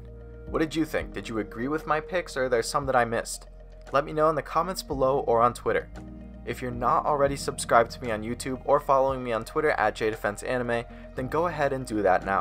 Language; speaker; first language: English; native; English